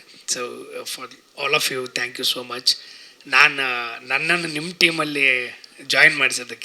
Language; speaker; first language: Kannada; non-native, local second language; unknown